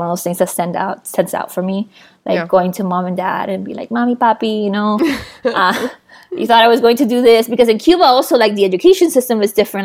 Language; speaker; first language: English; native; English